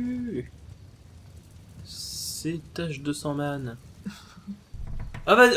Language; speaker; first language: French; native; French